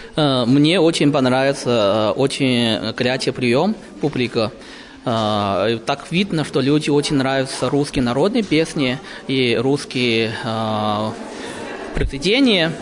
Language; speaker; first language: Russian; early bilingual, heritage; Chinese